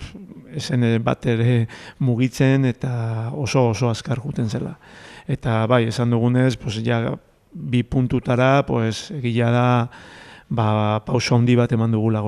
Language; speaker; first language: Basque; native; Basque